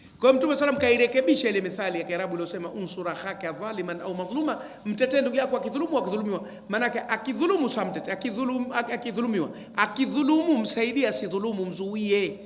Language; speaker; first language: Swahili; native; Swahili